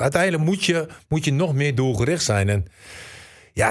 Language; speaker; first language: Dutch; native; Dutch